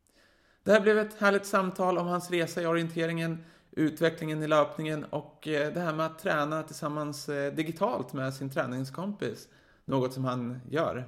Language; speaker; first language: Swedish; native; Swedish